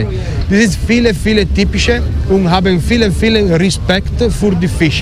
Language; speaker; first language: German; non-native, learner; Italian